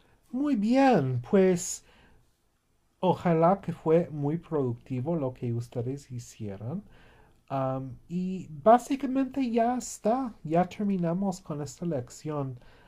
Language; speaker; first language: Spanish; non-native, fluent; English